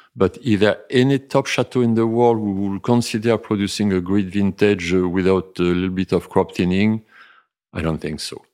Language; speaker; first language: English; non-native, fluent; French